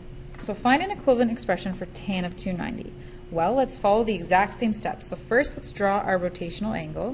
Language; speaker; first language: English; native; English